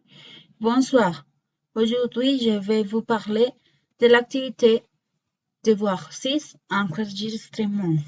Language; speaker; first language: French; non-native, learner; Spanish